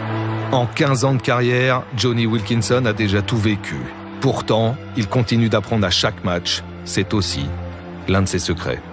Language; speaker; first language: French; native; French